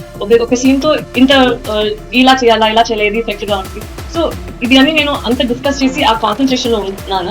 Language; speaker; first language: Telugu; non-native, fluent; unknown